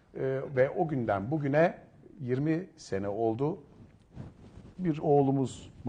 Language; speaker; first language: Turkish; native; Turkish